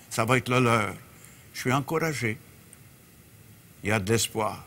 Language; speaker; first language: French; native; French